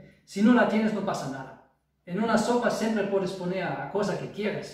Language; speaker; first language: Spanish; non-native, fluent; German